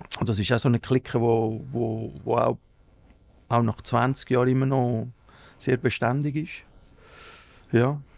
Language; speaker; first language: German; early bilingual, other home language; Spanish